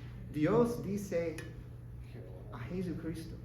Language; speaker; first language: Spanish; non-native, learner; English